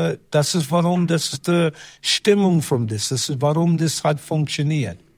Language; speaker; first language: German; non-native, learner; English